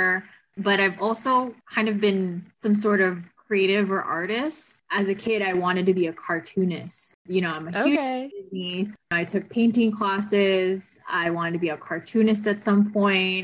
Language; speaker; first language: English; non-native, local second language; Filipino